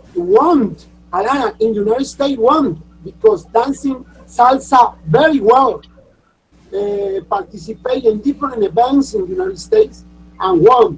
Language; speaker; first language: English; non-native, learner; Spanish